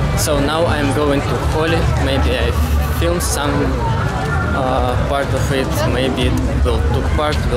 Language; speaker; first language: English; non-native, learner; Russian